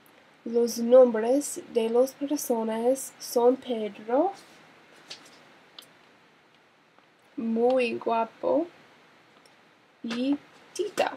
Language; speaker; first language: Spanish; non-native, learner; English